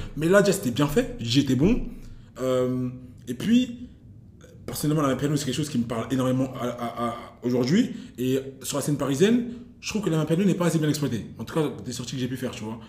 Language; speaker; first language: French; native; French